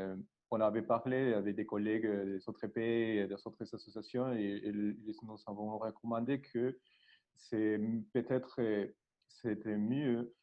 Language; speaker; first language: French; non-native, learner; Spanish